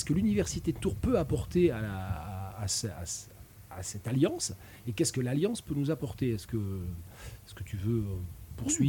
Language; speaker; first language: French; native; French